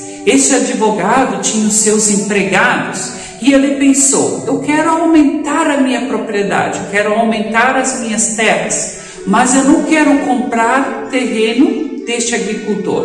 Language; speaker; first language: Portuguese; native; Portuguese